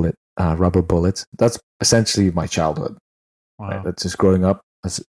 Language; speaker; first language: English; non-native, local second language; Tangkhul Naga (India)